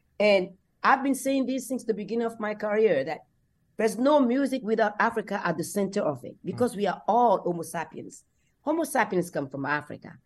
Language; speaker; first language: English; non-native, fluent; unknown